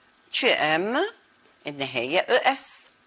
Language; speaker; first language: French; non-native, fluent; Arabic